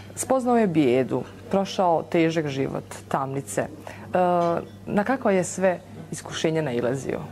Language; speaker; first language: Serbian; native; Serbian